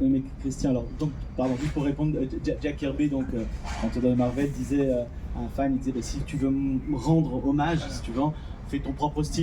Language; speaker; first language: French; native; French